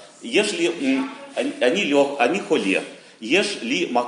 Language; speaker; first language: Hebrew; non-native, learner; Russian